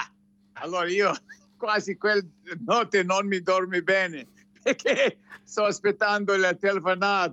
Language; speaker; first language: Italian; non-native, fluent; English